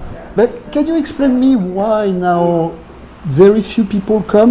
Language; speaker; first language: English; non-native, learner; French